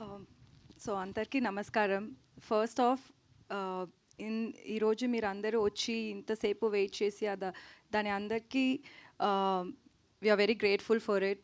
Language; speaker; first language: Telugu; non-native, learner; Tamil